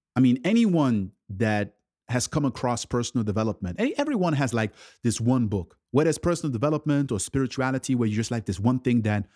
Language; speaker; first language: English; early bilingual, other home language; French